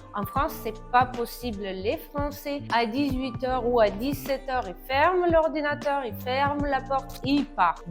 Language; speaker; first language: French; non-native, fluent; Russian